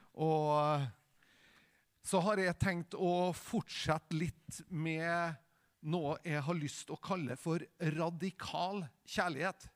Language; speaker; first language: Norwegian; native; Norwegian